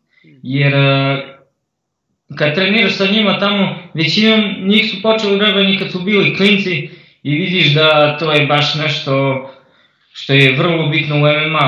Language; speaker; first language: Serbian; early bilingual, heritage; Croatian